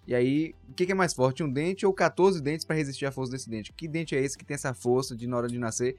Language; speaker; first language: Portuguese; native; Portuguese